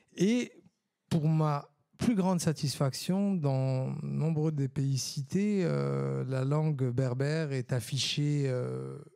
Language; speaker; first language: French; non-native, local second language; Arabic